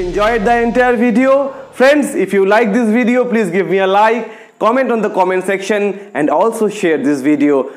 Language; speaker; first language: English; non-native, local second language; Bangla